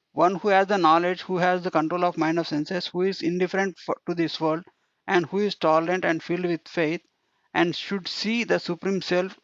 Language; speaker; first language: English; non-native, local second language; Telugu